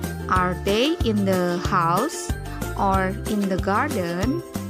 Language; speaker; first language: English; non-native, fluent; Indonesian